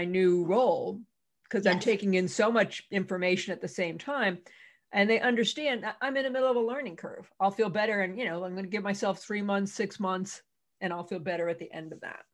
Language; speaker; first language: English; native; English